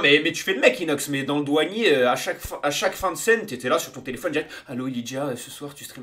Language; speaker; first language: French; native; French